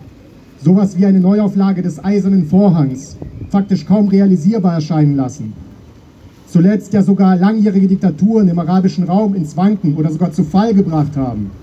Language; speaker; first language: German; native; German